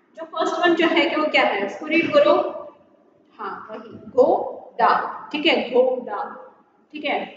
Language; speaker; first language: Hindi; non-native, local second language; Tamil